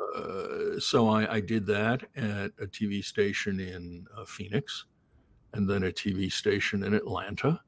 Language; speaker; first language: English; native; English